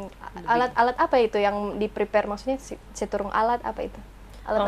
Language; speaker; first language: Indonesian; native; Indonesian